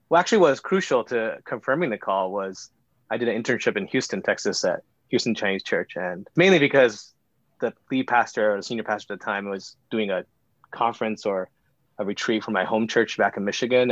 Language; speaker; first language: English; native; English